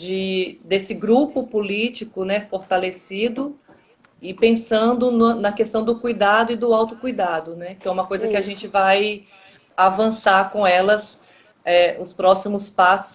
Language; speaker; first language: Portuguese; native; Portuguese